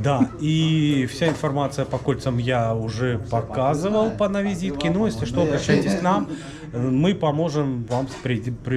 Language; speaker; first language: Russian; native; Russian